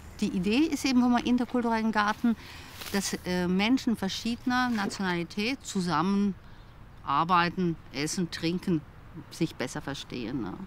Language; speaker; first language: German; native; German